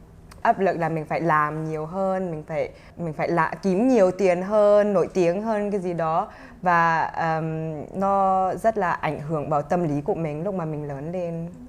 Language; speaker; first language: Vietnamese; early bilingual, heritage; Vietnamese